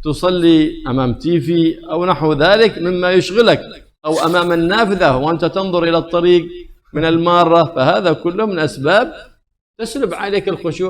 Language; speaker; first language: Arabic; native; Arabic